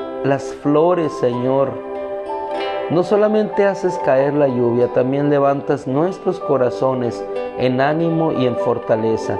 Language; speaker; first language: Spanish; native; Spanish